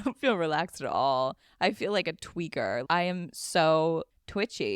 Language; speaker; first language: English; native; English